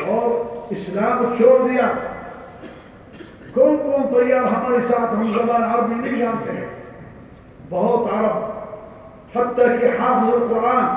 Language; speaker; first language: Urdu; non-native, learner; Arabic